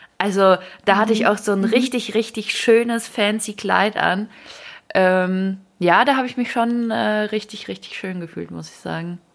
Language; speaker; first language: German; early bilingual, other home language; Ukrainian